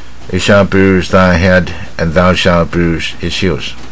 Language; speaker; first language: English; non-native, fluent; Chinese